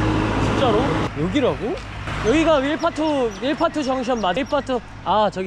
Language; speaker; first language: Korean; native; Korean